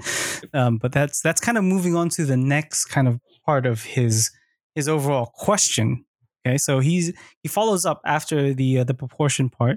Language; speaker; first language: English; non-native, local second language; Filipino